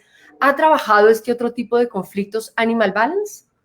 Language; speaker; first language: Spanish; native; Spanish